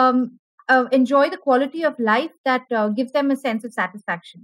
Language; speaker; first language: English; non-native, local second language; Malayalam